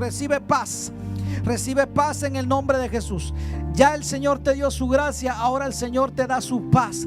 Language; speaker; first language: Spanish; native; Spanish